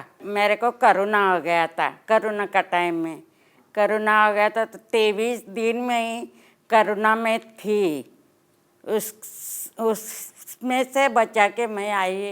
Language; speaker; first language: Hindi; non-native, local second language; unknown